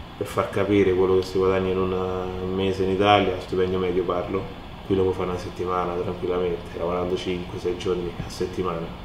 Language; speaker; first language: Italian; early bilingual, other home language; French